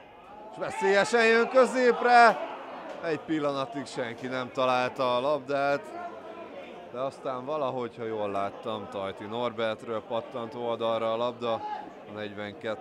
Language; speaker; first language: Hungarian; native; Hungarian